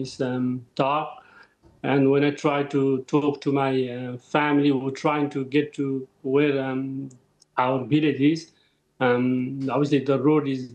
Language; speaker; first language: English; non-native, local second language; Nepali